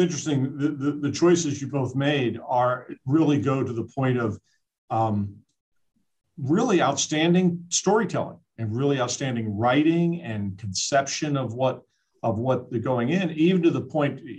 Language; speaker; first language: English; native; English